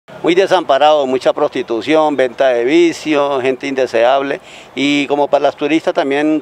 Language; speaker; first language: Spanish; native; Spanish